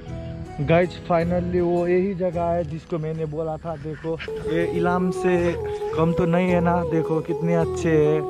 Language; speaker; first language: Hindi; non-native, learner; Nepali